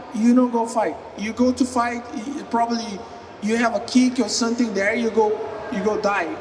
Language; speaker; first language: English; non-native, learner; Portuguese